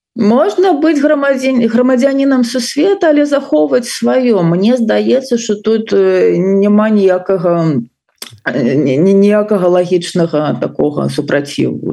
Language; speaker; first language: Belarusian; non-native, local second language; Russian